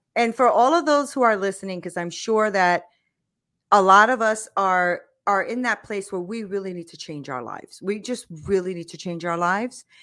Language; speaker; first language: English; native; English